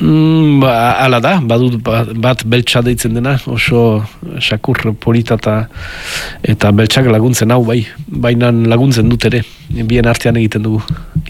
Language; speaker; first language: Basque; native; Basque